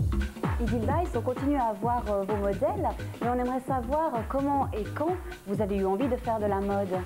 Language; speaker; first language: French; native; French